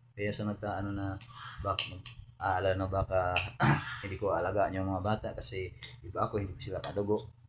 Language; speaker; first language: Filipino; non-native, local second language; Cebuano